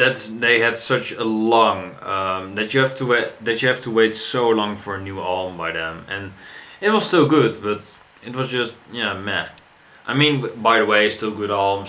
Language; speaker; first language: English; non-native, fluent; Dutch